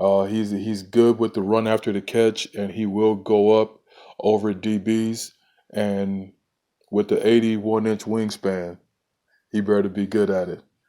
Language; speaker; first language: English; native; English